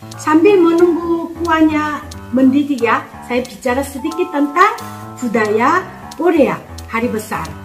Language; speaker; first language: Indonesian; non-native, fluent; Korean